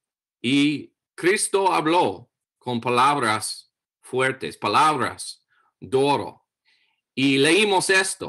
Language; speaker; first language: Spanish; non-native, learner; English